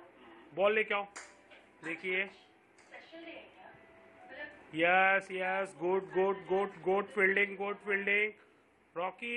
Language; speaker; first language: Hindi; native; Hindi